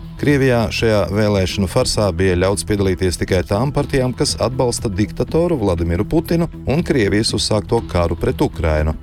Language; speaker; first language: Latvian; native; Latvian